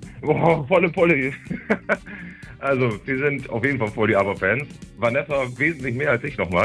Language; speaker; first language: German; native; German